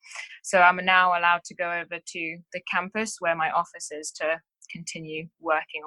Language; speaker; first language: English; native; English